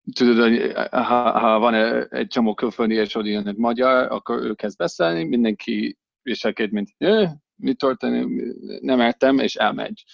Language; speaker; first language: Hungarian; non-native, fluent; English